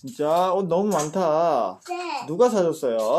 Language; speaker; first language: Korean; native; Korean